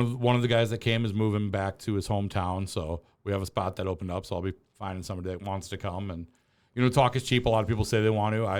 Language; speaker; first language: English; native; English